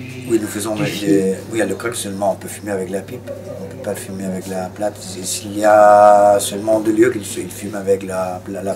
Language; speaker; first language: French; non-native, learner; Spanish